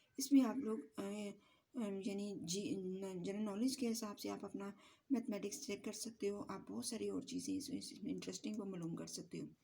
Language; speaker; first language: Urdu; native; Urdu